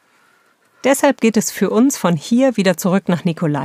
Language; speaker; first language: German; native; German